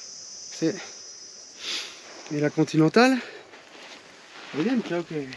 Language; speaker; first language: Spanish; non-native, learner; French